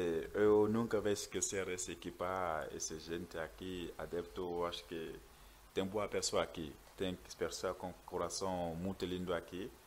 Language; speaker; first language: Portuguese; non-native, learner; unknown